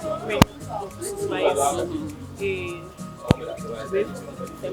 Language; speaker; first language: French; non-native, local second language; English